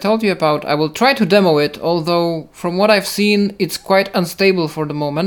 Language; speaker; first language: English; non-native, fluent; Polish